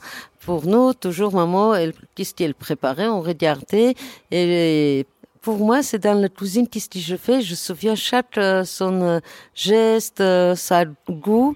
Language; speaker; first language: French; non-native, learner; Armenian